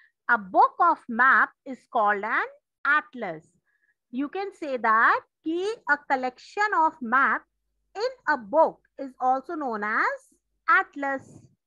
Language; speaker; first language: English; non-native, local second language; Hindi